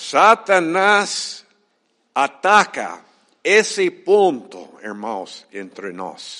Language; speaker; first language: Portuguese; non-native, fluent; Spanish